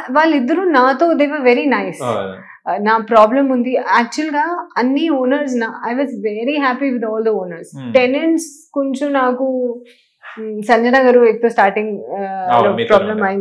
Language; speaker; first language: Telugu; non-native, learner; Hindi